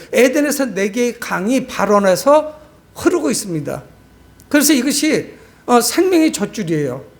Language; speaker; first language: Korean; native; Korean